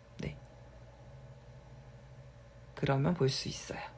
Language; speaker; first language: Korean; native; Korean